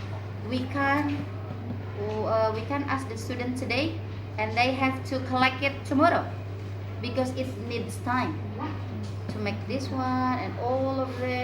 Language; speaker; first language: English; non-native, fluent; Indonesian